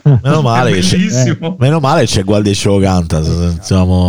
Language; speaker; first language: Italian; native; Italian